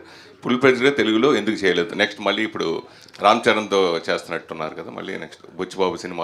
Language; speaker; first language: Telugu; native; Telugu